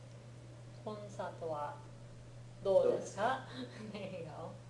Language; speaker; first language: Japanese; non-native, fluent; English